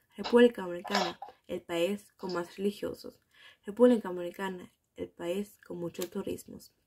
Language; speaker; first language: German; early bilingual, other home language; Spanish